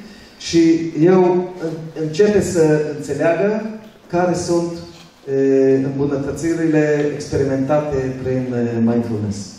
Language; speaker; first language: Romanian; early bilingual, other home language; Hebrew